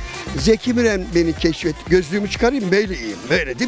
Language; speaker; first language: Turkish; native; Turkish